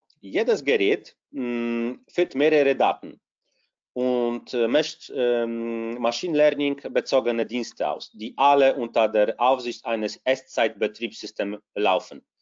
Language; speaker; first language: German; non-native, fluent; Polish